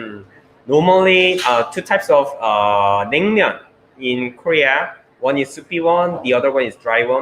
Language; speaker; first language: English; non-native, learner; Korean